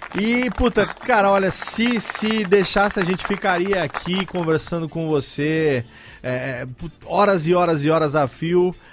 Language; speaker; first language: Portuguese; native; Portuguese